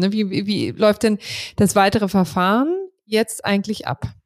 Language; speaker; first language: German; native; German